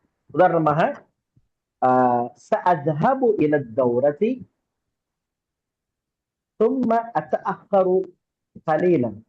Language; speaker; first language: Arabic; non-native, fluent; Tamil